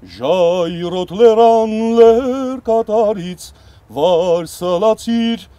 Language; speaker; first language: Armenian; native; Armenian